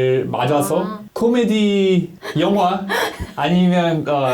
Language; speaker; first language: Korean; non-native, learner; English